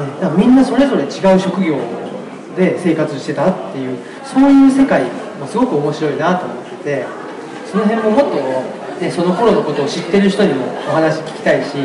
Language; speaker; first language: Japanese; native; Japanese